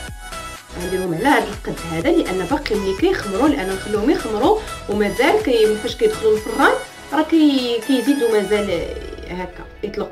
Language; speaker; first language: Arabic; native; Arabic